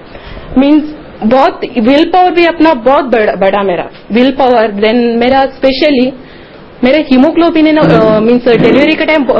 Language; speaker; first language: Hindi; non-native, local second language; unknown